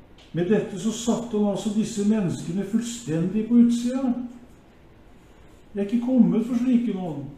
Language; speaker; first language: Norwegian; native; Norwegian